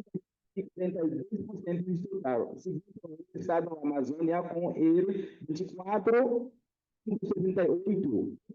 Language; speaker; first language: Portuguese; non-native, fluent; Haitian Creole